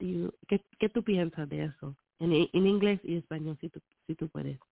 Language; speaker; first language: Spanish; non-native, learner; English